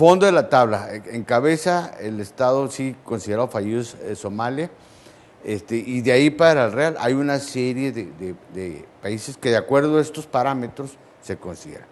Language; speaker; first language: Spanish; native; Spanish